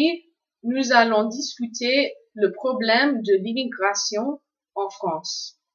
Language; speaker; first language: French; non-native, fluent; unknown